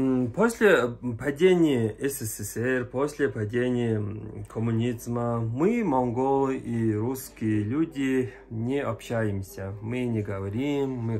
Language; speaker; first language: Russian; non-native, learner; Mongolian